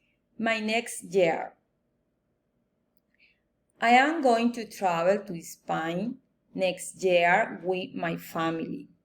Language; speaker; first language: English; non-native, learner; Spanish